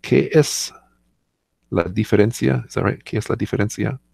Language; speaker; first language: Spanish; non-native, learner; English